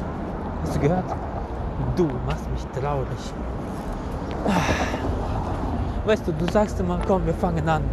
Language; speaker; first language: German; non-native, fluent; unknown